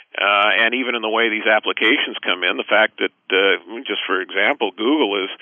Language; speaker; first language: English; native; English